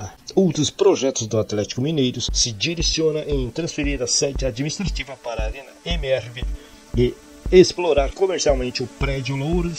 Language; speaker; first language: Portuguese; native; Portuguese